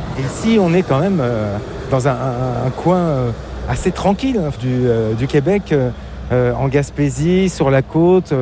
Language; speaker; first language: French; native; French